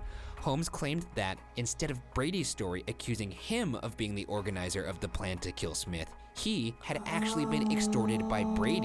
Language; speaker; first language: English; native; English